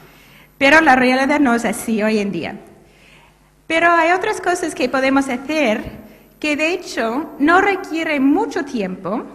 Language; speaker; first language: Spanish; non-native, fluent; English